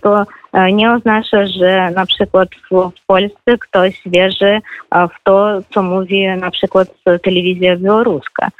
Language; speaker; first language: Polish; non-native, fluent; Russian